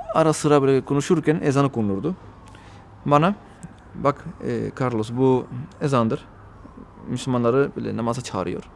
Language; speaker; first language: Turkish; non-native, fluent; Spanish